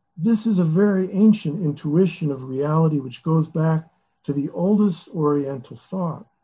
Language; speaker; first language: English; native; English